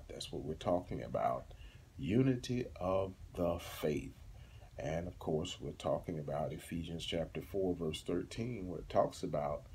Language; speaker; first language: English; native; English